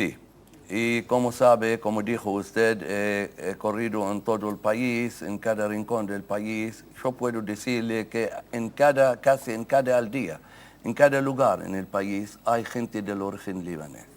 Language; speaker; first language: Spanish; non-native, fluent; Arabic